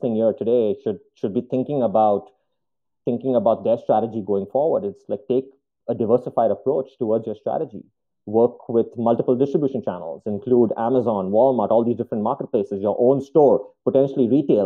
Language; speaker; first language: English; non-native, local second language; Hindi